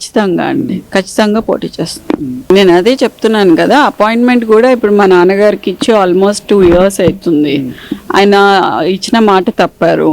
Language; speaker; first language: Telugu; native; Telugu